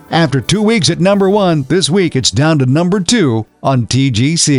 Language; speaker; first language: English; early bilingual, other home language; Spanish